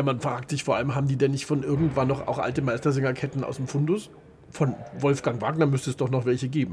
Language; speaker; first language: German; native; German